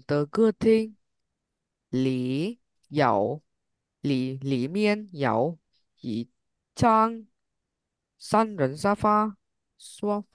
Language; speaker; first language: Chinese; non-native, learner; Vietnamese